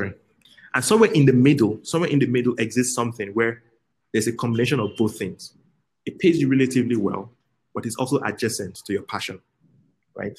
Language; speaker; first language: English; native; English